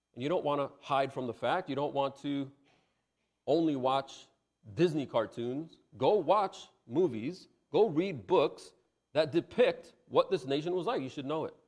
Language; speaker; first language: English; native; English